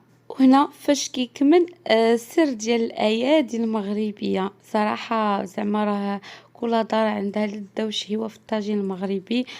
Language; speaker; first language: Arabic; native; Arabic